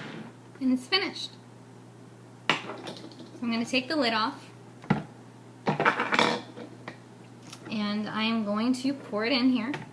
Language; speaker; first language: English; native; English